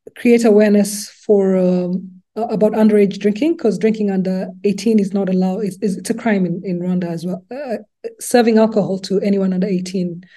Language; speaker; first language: English; non-native, local second language; Luba-Lulua